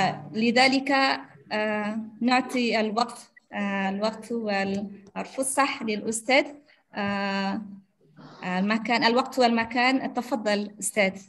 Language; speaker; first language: Arabic; non-native, fluent; Indonesian